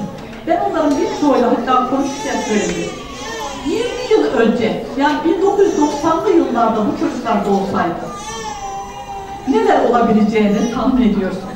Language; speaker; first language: Turkish; native; Turkish